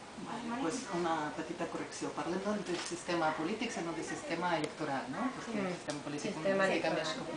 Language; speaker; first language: Catalan; non-native, fluent; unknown